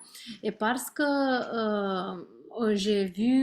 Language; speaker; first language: French; non-native, learner; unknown